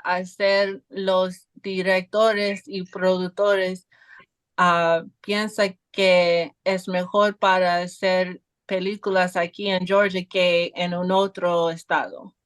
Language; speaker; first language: Spanish; non-native, learner; English